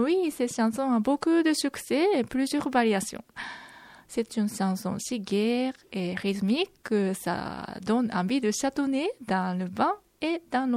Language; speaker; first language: French; non-native, fluent; Japanese